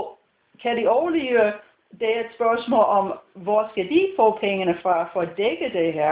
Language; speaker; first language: Danish; non-native, fluent; English